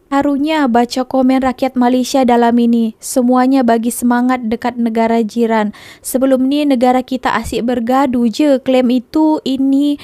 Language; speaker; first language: Indonesian; native; Indonesian